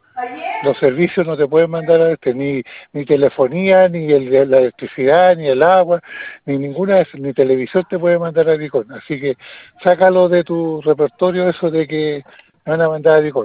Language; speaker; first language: Spanish; native; Spanish